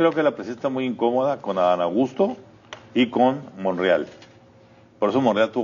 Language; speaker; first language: Spanish; native; Spanish